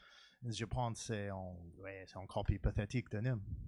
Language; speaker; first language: French; non-native, learner; English